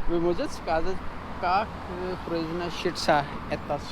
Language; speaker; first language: Russian; non-native, learner; Urdu